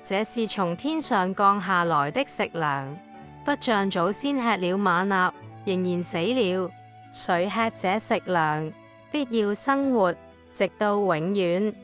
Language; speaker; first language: Chinese; native; Chinese